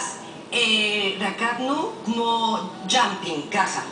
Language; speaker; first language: Hebrew; non-native, fluent; Spanish